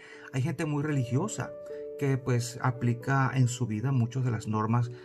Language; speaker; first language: Spanish; native; Spanish